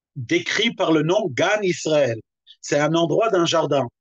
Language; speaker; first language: French; native; French